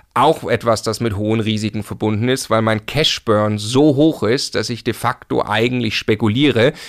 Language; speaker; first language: German; native; German